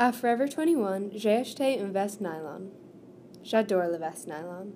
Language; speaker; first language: French; non-native, learner; English